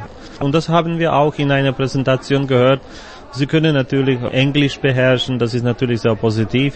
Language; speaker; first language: German; non-native, fluent; Slovak